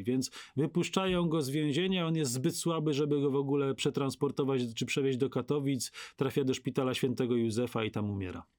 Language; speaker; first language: Polish; native; Polish